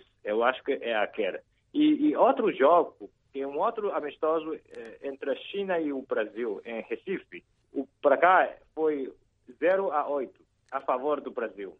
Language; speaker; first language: Portuguese; non-native, fluent; Chinese